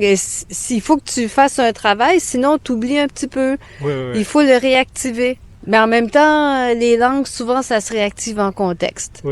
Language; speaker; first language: French; native; French